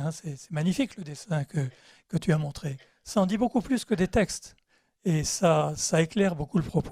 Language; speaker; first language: French; native; French